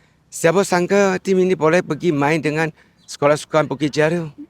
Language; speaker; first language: Malay; non-native, local second language; Chinese